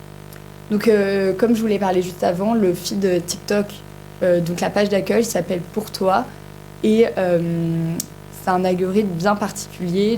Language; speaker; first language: French; native; French